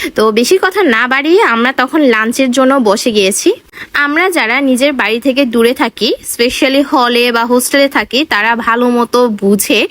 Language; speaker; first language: Bangla; non-native, local second language; Marma